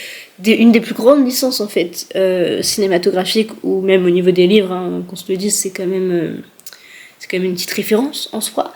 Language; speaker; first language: French; native; French